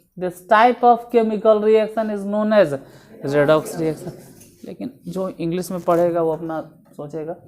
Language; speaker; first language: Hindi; native; Hindi